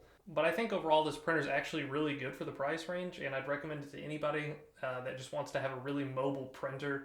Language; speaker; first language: English; native; English